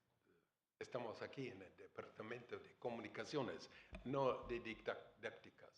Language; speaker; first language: Spanish; non-native, fluent; German